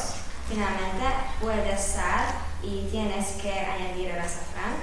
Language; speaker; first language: Spanish; non-native, learner; Hungarian